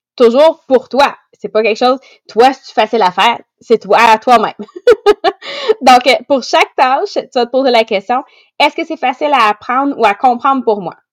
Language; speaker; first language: French; native; French